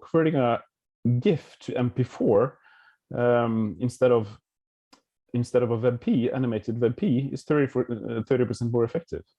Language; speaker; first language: English; non-native, fluent; Norwegian